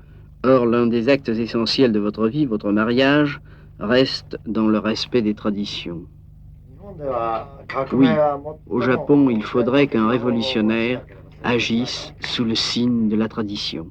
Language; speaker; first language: French; native; French